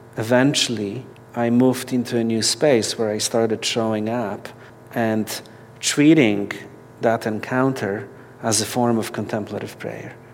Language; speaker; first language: English; non-native, fluent; Polish